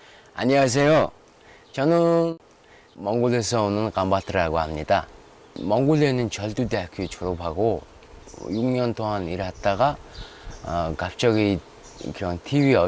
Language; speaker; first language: Korean; non-native, fluent; Mongolian